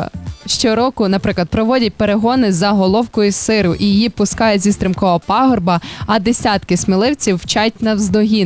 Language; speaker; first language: Ukrainian; native; Ukrainian